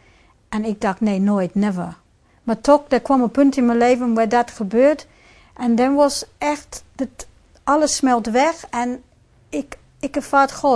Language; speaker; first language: Dutch; non-native, fluent; English